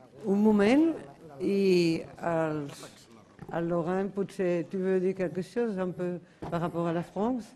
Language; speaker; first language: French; non-native, fluent; Catalan